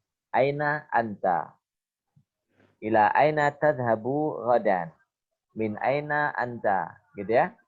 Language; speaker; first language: Arabic; non-native, fluent; Indonesian